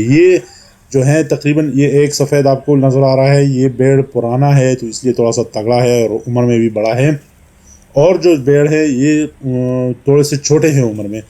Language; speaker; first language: Urdu; non-native, local second language; Pashto